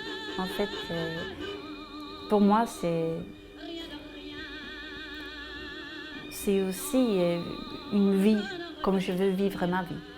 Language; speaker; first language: French; non-native, fluent; Swedish